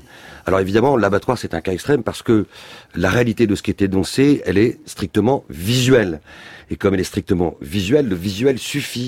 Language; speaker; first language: French; native; French